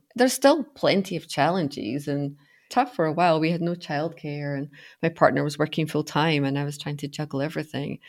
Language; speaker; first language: English; native; English